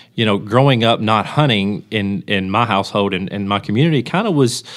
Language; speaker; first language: English; native; English